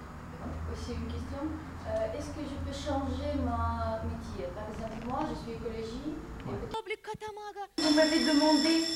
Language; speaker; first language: French; non-native, learner; Russian